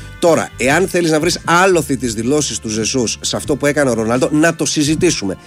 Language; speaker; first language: Greek; native; Greek